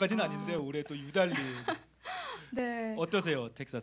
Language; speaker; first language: Korean; native; Korean